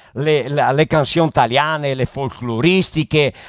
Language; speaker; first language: Italian; early bilingual, heritage; Italian